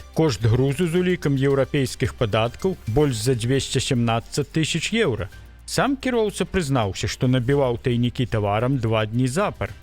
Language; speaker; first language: Belarusian; native; Belarusian